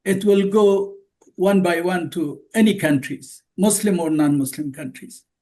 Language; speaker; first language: English; non-native, fluent; Persian